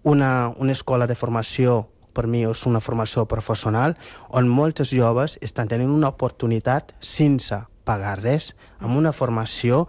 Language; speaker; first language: Catalan; non-native, fluent; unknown